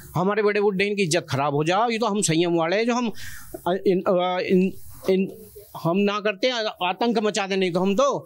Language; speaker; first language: Hindi; native; Hindi